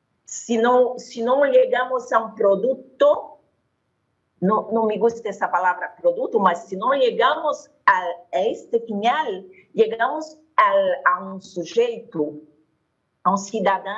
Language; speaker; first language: Spanish; non-native, fluent; Portuguese